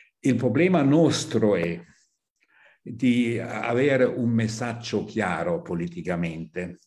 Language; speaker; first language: Italian; non-native, fluent; German